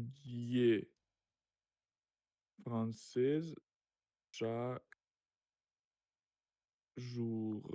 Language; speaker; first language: French; non-native, learner; Russian